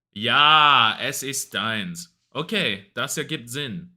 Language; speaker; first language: German; non-native, learner; English